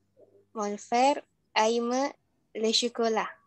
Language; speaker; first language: French; non-native, learner; Indonesian